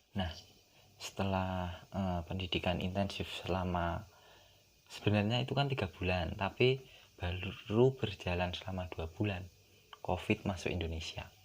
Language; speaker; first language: Indonesian; non-native, local second language; Javanese